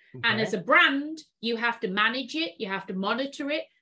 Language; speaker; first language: English; native; English